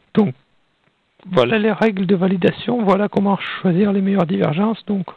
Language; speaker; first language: French; non-native, fluent; Russian